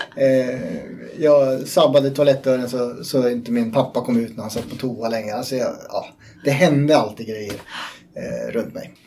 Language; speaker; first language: Swedish; native; Swedish